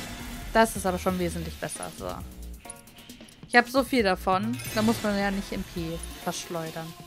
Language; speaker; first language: German; native; German